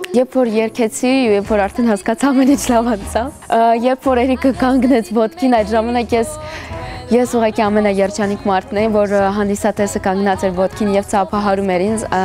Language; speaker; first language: Armenian; early bilingual, heritage; Armenian